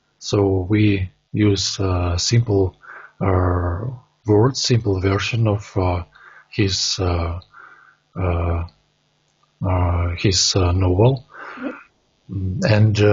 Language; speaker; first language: English; non-native, learner; Russian